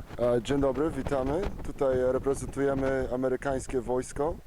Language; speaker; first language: Polish; early bilingual, heritage; Polish